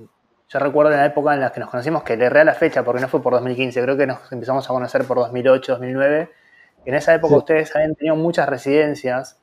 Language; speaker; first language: Spanish; native; Spanish